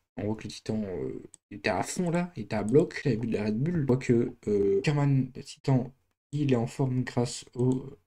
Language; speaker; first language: French; native; French